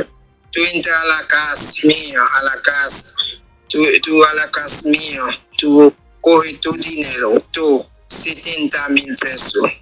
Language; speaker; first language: Spanish; non-native, learner; Haitian Creole